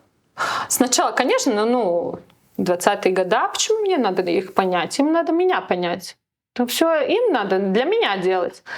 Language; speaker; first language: Russian; non-native, local second language; Latvian